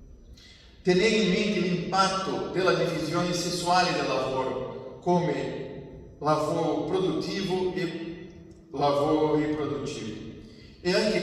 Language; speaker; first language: Italian; non-native, fluent; Portuguese